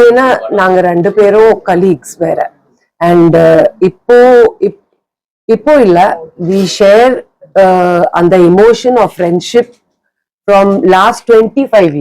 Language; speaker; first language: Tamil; non-native, fluent; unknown